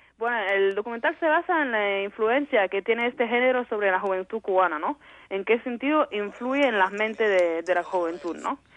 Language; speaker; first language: Spanish; non-native, fluent; Polish